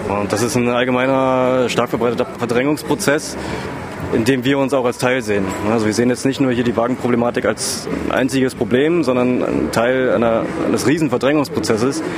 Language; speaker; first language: German; native; German